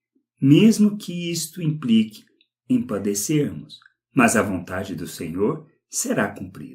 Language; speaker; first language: Portuguese; native; Portuguese